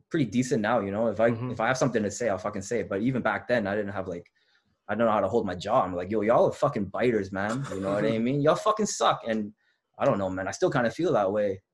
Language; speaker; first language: English; native; English